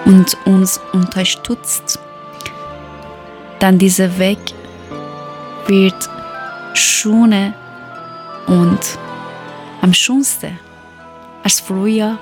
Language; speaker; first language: German; non-native, learner; Persian